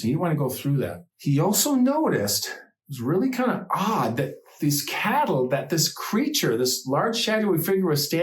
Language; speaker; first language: English; native; English